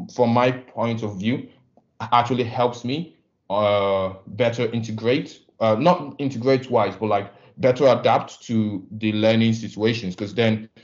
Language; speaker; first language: English; non-native, local second language; Igbo